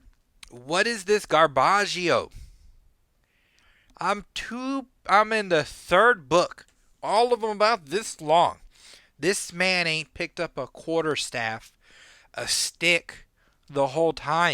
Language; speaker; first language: English; native; English